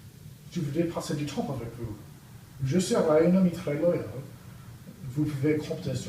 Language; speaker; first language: French; non-native, learner; English